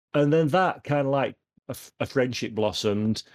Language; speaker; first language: English; native; English